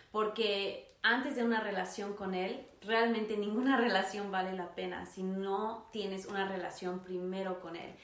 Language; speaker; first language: Spanish; early bilingual, other home language; English